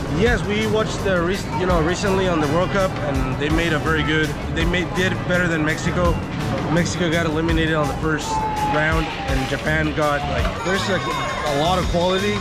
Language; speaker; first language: English; non-native, fluent; Spanish